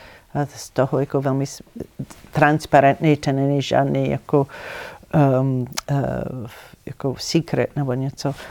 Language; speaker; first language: Czech; non-native, learner; English